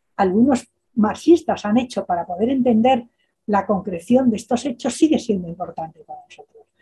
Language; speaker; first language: Spanish; native; Spanish